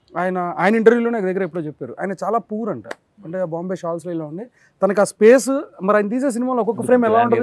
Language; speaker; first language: Telugu; native; Telugu